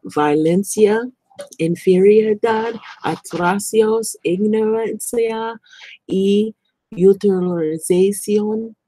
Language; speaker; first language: Spanish; non-native, learner; English